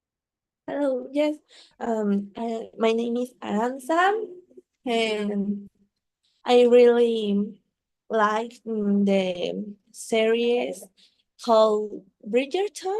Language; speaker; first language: English; non-native, learner; Spanish